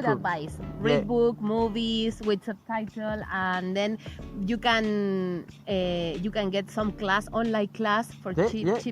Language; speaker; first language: English; non-native, learner; Spanish